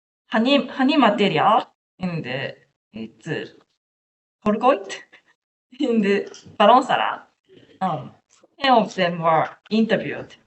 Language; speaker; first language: English; non-native, learner; Japanese